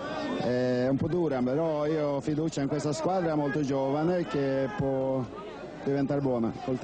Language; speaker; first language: Italian; non-native, fluent; Swedish